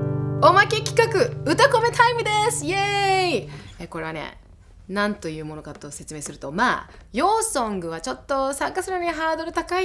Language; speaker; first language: Japanese; native; Japanese